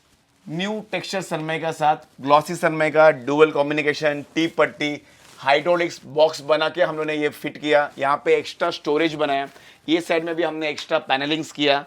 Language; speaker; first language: Hindi; non-native, local second language; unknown